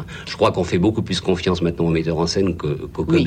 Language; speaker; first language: French; native; French